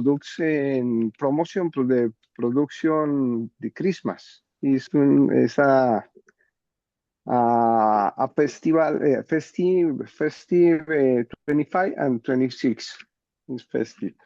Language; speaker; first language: English; non-native, learner; Spanish